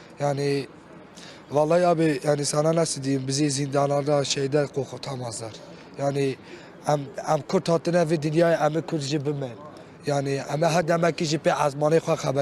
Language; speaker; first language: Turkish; non-native, local second language; Kurdish